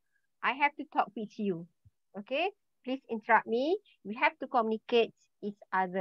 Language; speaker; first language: English; non-native, learner; Malay